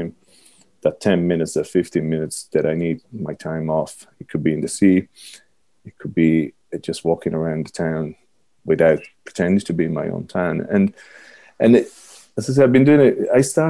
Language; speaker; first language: English; non-native, fluent; Italian